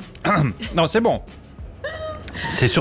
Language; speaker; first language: French; native; French